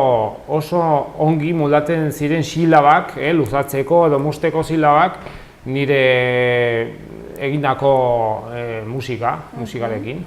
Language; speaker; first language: Basque; non-native, local second language; Spanish